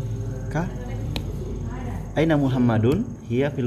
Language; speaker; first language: Arabic; non-native, fluent; Indonesian